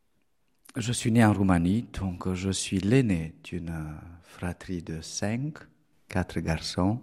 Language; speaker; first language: French; non-native, fluent; Romanian